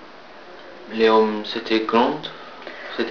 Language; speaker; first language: French; non-native, learner; English